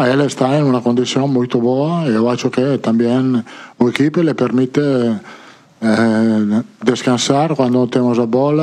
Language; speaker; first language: Portuguese; non-native, fluent; Italian